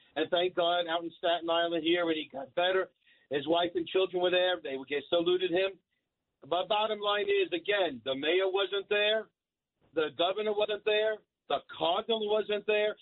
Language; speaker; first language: English; early bilingual, other home language; Italian